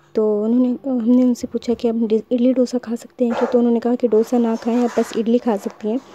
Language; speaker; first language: Hindi; non-native, local second language; Urdu